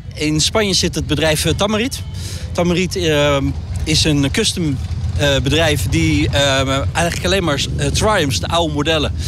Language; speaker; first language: Dutch; native; Dutch